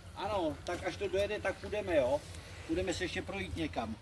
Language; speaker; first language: Czech; native; Czech